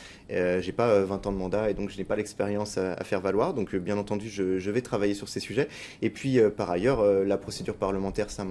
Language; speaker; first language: French; native; French